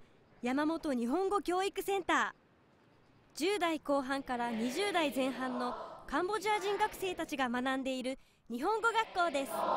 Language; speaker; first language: Japanese; native; Japanese